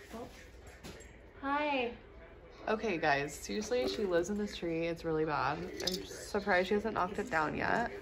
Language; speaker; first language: English; native; English